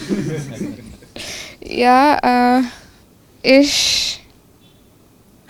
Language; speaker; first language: German; non-native, learner; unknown